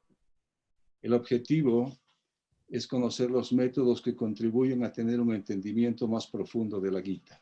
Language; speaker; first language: Spanish; native; Spanish